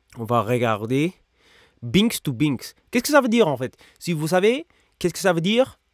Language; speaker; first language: French; non-native, learner; English